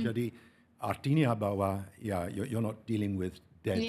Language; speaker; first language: Indonesian; non-native, fluent; English